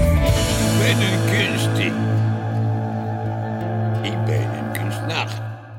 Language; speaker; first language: Dutch; non-native, learner; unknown